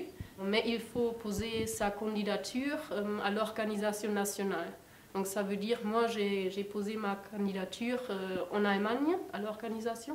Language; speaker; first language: French; non-native, fluent; German